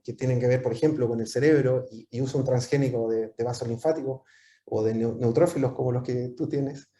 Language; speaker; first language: Spanish; native; Spanish